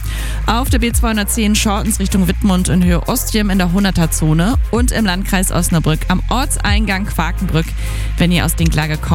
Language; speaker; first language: German; native; German